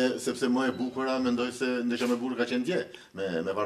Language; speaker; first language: Albanian; native; Albanian